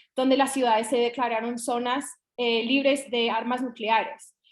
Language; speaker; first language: Spanish; non-native, fluent; English